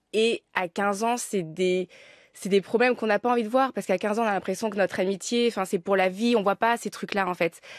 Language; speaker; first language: French; native; French